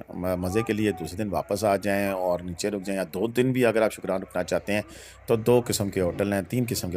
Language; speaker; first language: Hindi; non-native, local second language; Punjabi